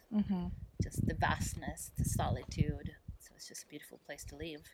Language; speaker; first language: English; non-native, fluent; Spanish